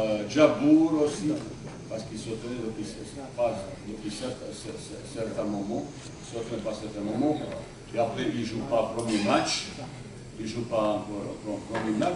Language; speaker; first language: French; non-native, fluent; Bosnian